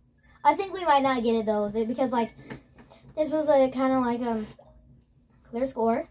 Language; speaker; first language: English; native; English